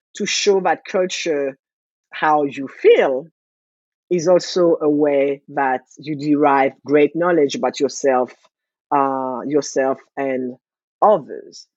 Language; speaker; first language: English; non-native, fluent; French